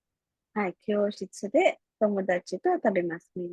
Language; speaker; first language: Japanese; non-native, fluent; Filipino